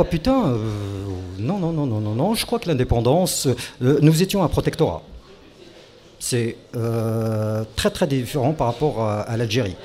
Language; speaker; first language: French; non-native, local second language; Arabic